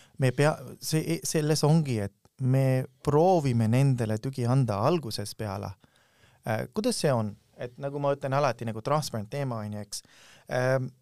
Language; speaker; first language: Estonian; non-native, fluent; Urdu